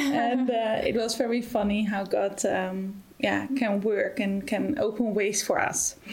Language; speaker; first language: English; non-native, fluent; Dutch